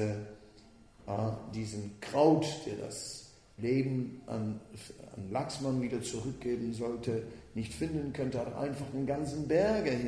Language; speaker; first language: German; non-native, fluent; Dutch